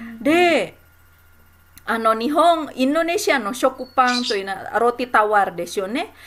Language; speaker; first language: Japanese; non-native, fluent; Indonesian